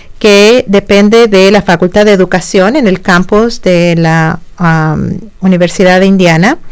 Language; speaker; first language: Spanish; native; Spanish